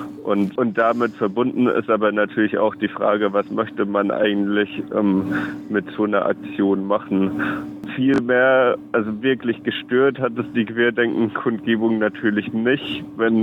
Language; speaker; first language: German; native; German